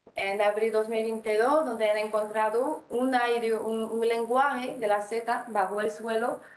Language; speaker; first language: Spanish; non-native, fluent; French